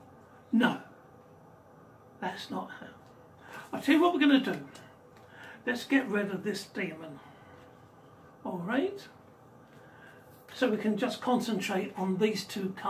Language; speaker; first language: English; native; English